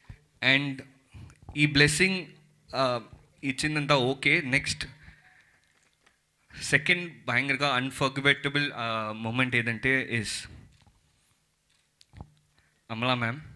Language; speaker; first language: Telugu; early bilingual, heritage; Telugu